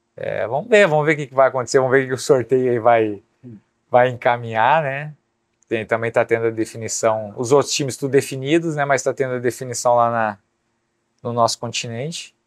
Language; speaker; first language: Portuguese; native; Portuguese